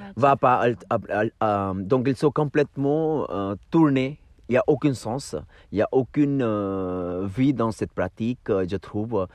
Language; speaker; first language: French; non-native, fluent; Hindi